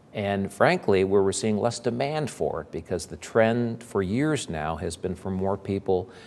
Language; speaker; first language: English; native; English